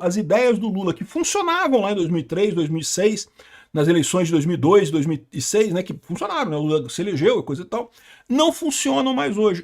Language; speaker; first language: Portuguese; native; Portuguese